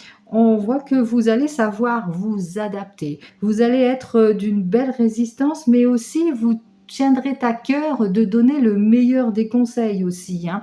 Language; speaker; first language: French; native; French